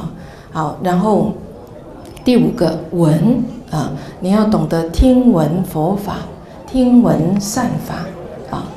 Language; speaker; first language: Chinese; native; Chinese